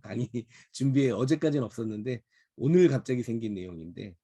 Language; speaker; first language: Korean; native; Korean